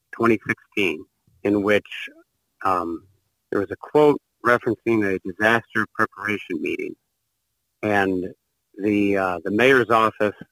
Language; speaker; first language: English; native; English